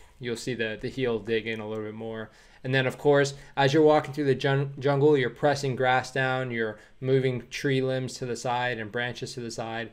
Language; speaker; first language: English; native; English